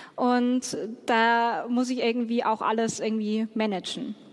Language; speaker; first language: German; native; German